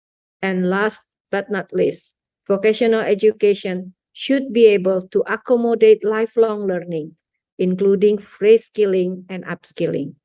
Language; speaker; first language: English; non-native, fluent; Indonesian